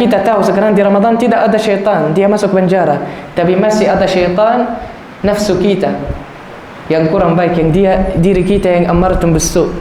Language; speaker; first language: Indonesian; non-native, learner; Arabic